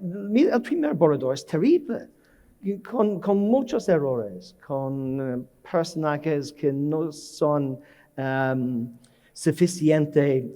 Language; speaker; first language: Spanish; non-native, learner; English